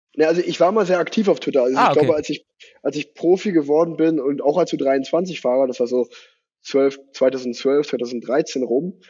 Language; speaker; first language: German; native; German